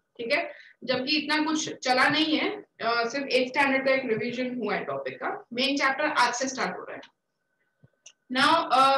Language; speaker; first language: Hindi; native; Hindi